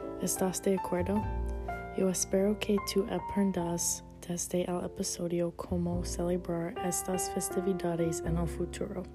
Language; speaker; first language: Spanish; non-native, learner; English